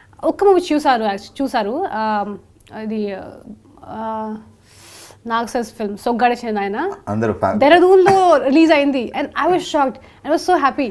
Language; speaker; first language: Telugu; non-native, local second language; Hindi